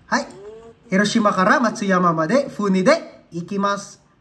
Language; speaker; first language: Japanese; non-native, fluent; Filipino